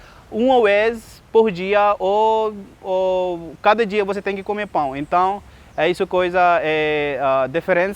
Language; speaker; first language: Portuguese; non-native, learner; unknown